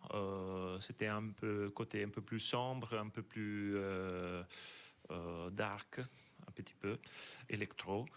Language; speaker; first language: French; non-native, fluent; Italian